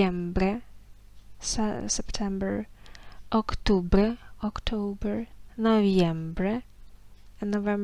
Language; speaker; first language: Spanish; non-native, fluent; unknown